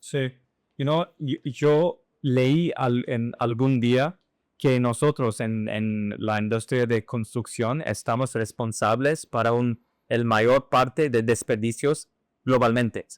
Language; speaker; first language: Spanish; non-native, fluent; English